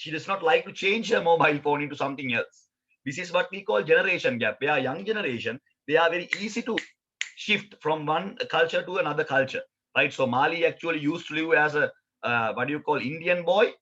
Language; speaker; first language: English; non-native, local second language; Sinhala